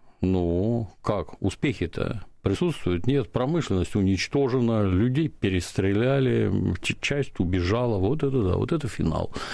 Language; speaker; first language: Russian; native; Russian